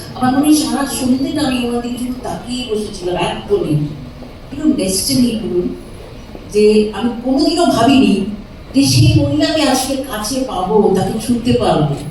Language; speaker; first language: Bangla; early bilingual, heritage; Bangla